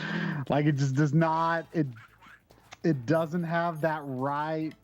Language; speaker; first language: English; native; English